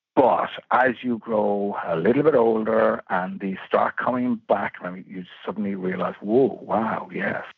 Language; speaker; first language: English; native; English